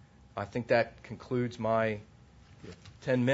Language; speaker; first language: English; native; English